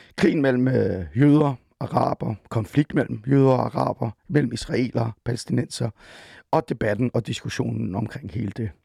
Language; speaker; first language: Danish; early bilingual, other home language; Persian